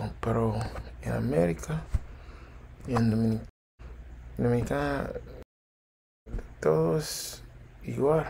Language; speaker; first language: Spanish; early bilingual, heritage; English